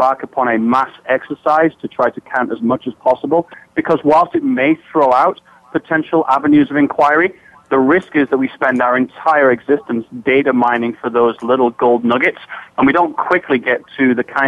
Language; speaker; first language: English; native; English